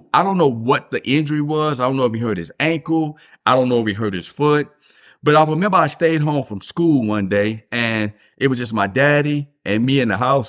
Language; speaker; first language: English; native; English